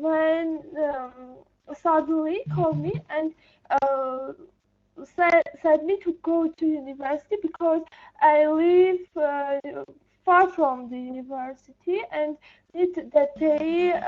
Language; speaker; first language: English; non-native, learner; Armenian